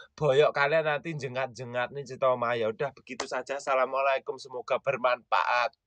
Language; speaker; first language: Indonesian; non-native, local second language; Javanese